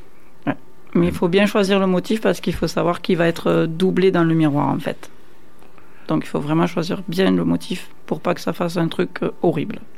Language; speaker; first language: French; native; French